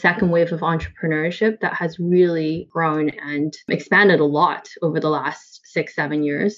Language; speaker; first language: English; native; English